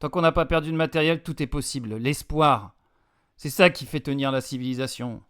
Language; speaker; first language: French; native; French